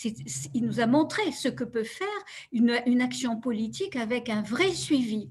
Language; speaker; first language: French; native; French